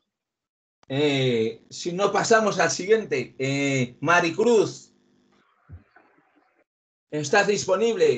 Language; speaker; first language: Spanish; native; Spanish